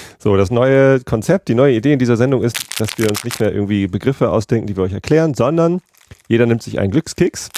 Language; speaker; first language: German; native; German